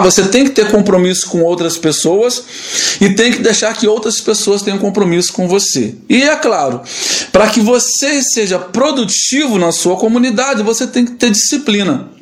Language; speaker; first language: Portuguese; native; Portuguese